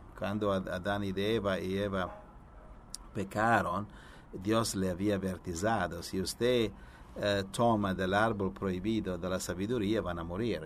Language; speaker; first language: Spanish; non-native, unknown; Italian